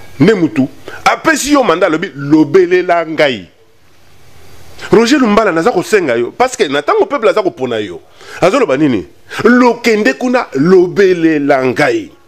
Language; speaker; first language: Lingala; non-native, local second language; Luba-Lulua